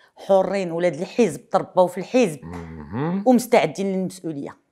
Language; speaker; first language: Arabic; native; Arabic